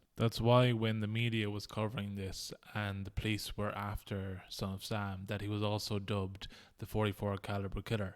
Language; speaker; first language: English; native; English